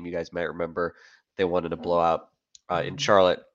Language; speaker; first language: English; native; English